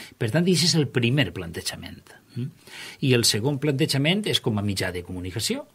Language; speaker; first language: Catalan; native; Catalan